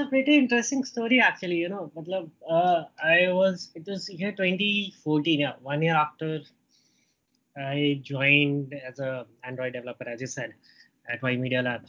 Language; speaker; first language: English; non-native, local second language; Hindi